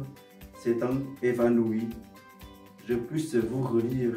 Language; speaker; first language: French; non-native, fluent; Vietnamese